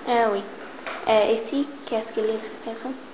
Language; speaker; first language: French; non-native, learner; English